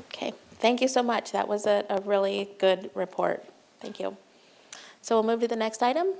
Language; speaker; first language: English; native; English